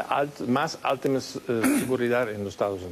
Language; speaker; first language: Spanish; non-native, fluent; English